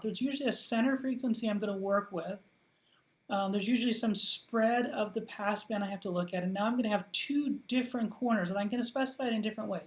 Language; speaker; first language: English; native; English